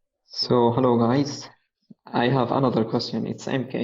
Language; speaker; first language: English; non-native, learner; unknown